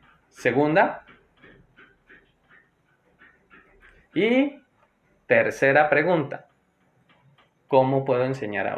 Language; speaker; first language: Spanish; native; Spanish